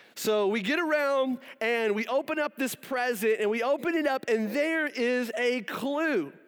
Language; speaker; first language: English; native; English